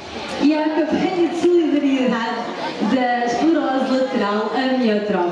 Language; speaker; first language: Portuguese; native; Portuguese